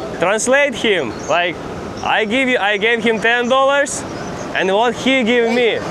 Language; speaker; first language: English; non-native, learner; Ukrainian